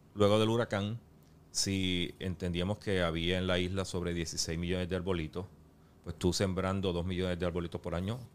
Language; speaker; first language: Spanish; native; Spanish